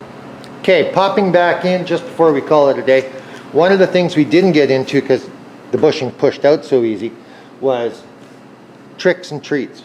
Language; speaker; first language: English; native; English